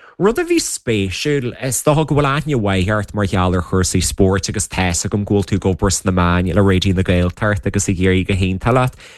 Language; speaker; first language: Irish; native; Irish